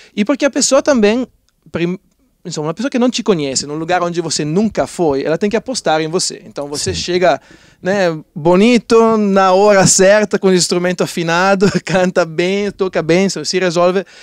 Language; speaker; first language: Portuguese; non-native, fluent; Italian